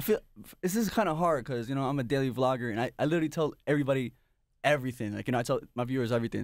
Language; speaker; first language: English; native; English